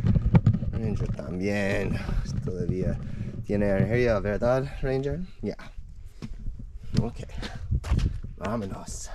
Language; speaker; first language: Spanish; non-native, fluent; English